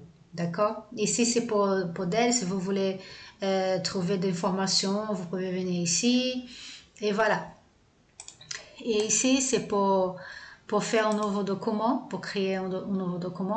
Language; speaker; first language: French; non-native, fluent; Portuguese